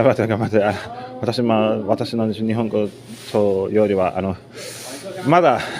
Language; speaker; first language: Japanese; non-native, learner; English